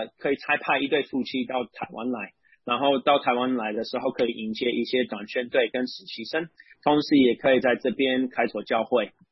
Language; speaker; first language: Chinese; non-native, fluent; English